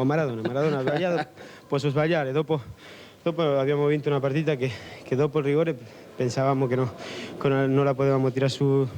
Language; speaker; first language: Italian; non-native, learner; Spanish